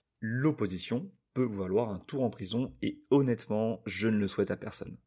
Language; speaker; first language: French; native; French